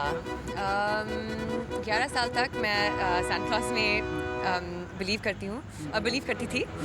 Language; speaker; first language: Hindi; non-native, fluent; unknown